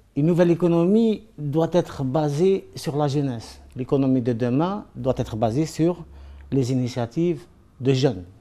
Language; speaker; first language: French; non-native, local second language; Arabic